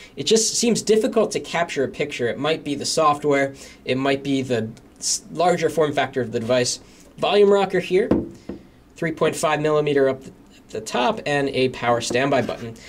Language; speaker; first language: English; native; English